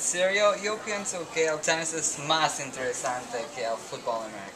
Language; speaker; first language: Spanish; non-native, learner; English